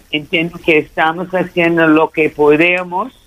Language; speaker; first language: Spanish; early bilingual, heritage; Spanish